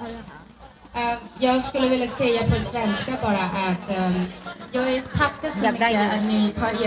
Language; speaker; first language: Swedish; non-native, fluent; Thai